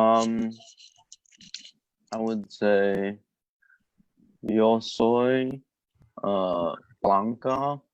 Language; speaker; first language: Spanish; non-native, learner; English